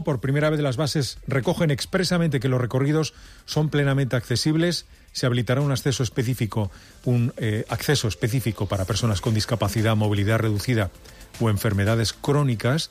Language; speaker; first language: Spanish; native; Spanish